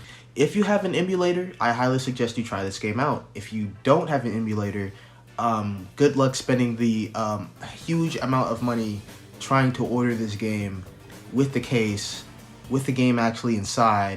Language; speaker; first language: English; native; English